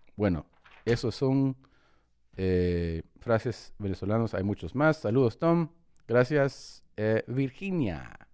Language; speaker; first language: Spanish; early bilingual, heritage; Spanish